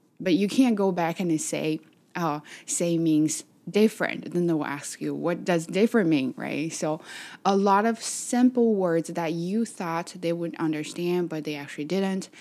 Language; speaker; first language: English; non-native, fluent; Chinese